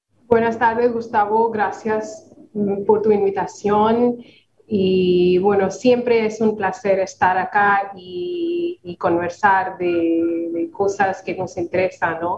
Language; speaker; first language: Spanish; non-native, fluent; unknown